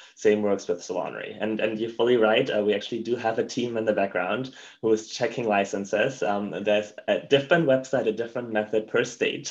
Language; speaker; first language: English; non-native, fluent; German